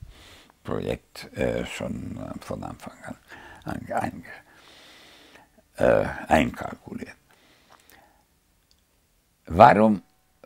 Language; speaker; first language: German; non-native, fluent; Hungarian